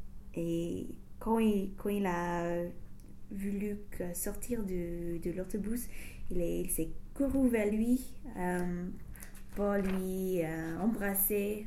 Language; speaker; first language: French; non-native, learner; English